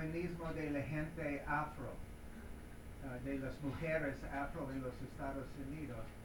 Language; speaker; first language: Spanish; non-native, learner; English